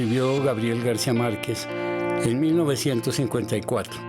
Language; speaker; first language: Spanish; native; Spanish